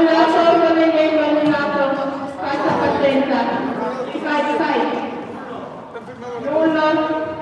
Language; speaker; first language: Italian; native; Italian